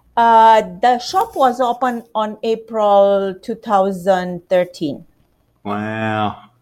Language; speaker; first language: English; non-native, learner; Romanian